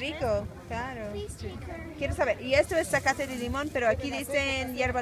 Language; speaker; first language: Spanish; non-native, fluent; English